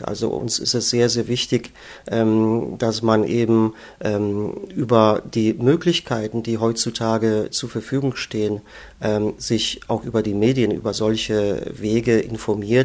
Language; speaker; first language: German; native; German